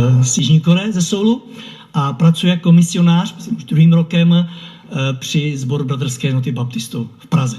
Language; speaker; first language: Czech; non-native, learner; Korean